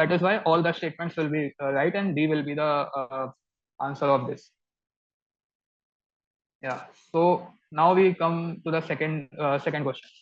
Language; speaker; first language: English; non-native, local second language; Hindi